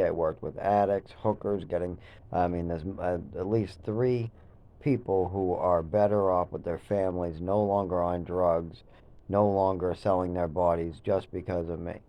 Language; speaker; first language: English; native; English